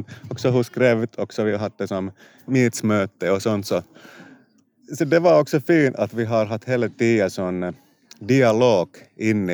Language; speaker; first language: Swedish; non-native, local second language; Finnish